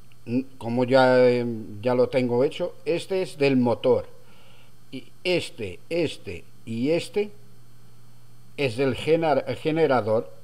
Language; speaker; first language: Spanish; non-native, fluent; Portuguese